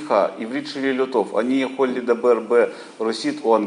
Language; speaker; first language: Hebrew; non-native, learner; Russian